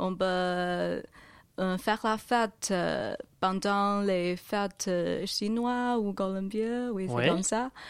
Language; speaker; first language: French; non-native, fluent; Chinese